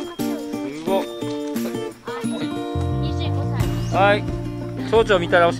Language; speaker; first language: Japanese; native; Japanese